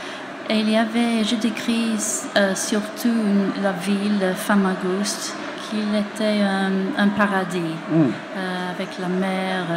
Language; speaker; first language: French; non-native, fluent; English